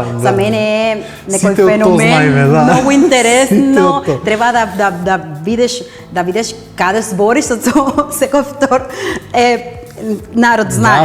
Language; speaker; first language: Macedonian; non-native, learner; Spanish